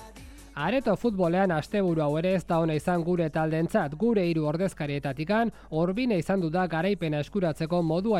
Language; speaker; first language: Basque; native; Basque